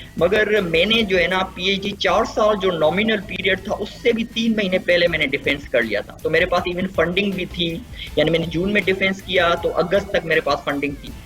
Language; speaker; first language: Urdu; non-native, local second language; Sindhi